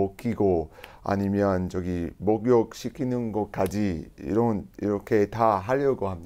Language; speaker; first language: Korean; non-native, learner; English